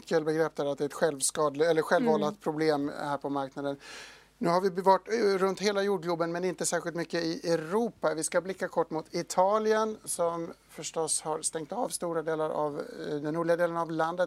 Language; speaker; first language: Swedish; native; Swedish